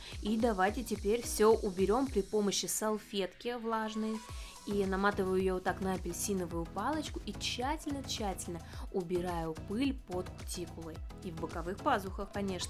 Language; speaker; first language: Russian; native; Russian